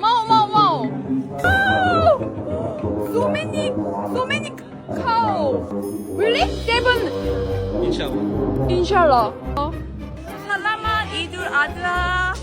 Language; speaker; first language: Indonesian; non-native, learner; Korean